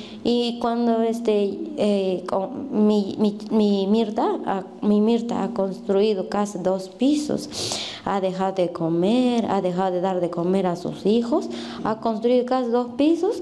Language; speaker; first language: Spanish; native; Spanish